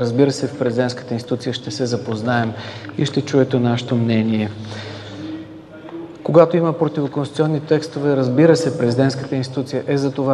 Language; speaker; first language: Bulgarian; native; Bulgarian